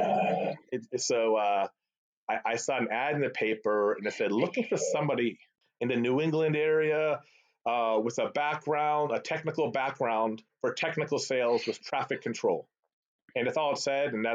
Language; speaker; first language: English; early bilingual, other home language; Arabic